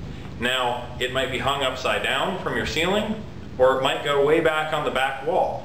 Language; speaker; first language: English; native; English